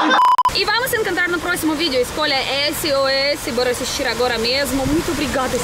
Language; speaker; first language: Portuguese; non-native, fluent; Russian